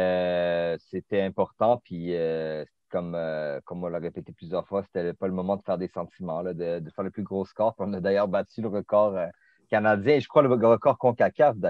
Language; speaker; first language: French; native; French